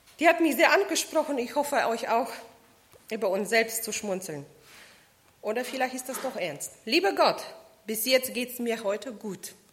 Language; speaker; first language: German; non-native, fluent; Polish